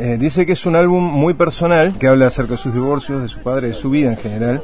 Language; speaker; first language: Spanish; native; Spanish